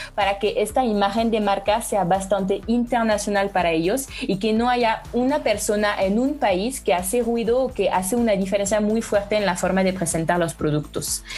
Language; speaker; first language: Spanish; non-native, fluent; French